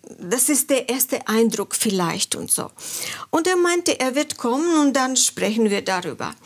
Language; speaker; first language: German; non-native, fluent; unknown